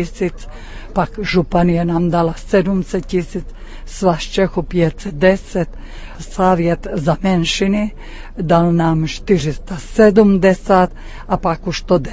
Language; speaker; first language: Czech; early bilingual, heritage; Czech